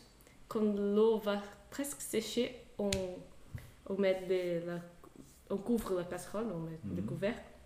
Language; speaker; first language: French; non-native, fluent; Portuguese